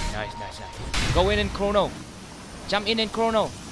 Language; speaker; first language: English; non-native, learner; Vietnamese